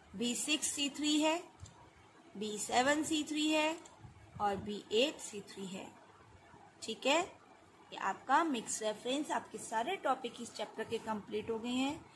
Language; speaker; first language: Hindi; native; Hindi